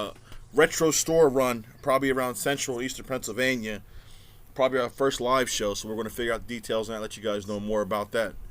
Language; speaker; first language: English; native; English